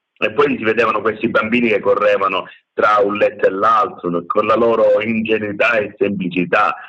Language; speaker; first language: Italian; native; Italian